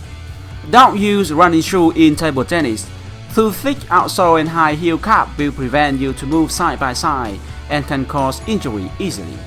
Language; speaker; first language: English; non-native, fluent; Vietnamese